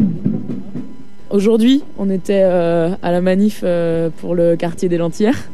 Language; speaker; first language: French; native; French